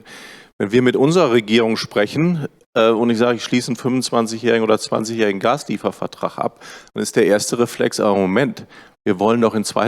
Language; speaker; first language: German; native; German